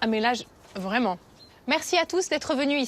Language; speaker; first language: French; native; French